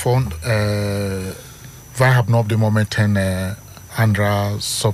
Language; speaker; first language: Dutch; non-native, learner; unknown